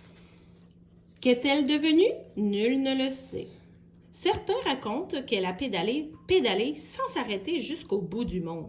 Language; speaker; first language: French; native; French